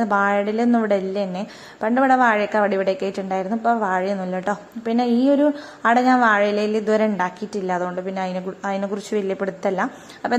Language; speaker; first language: Malayalam; native; Malayalam